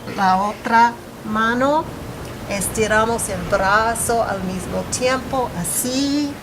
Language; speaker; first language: Spanish; non-native, fluent; English